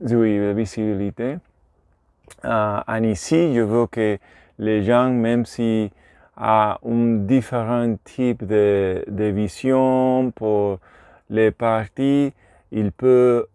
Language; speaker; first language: French; non-native, learner; Spanish